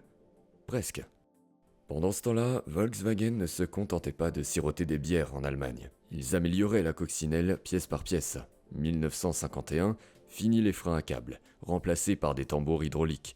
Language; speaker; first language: French; native; French